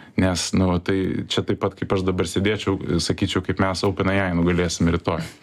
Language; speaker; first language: Lithuanian; early bilingual, heritage; Lithuanian